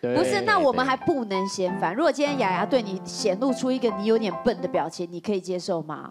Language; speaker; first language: Chinese; native; Chinese